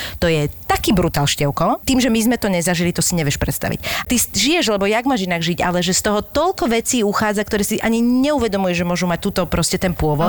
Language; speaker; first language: Slovak; native; Slovak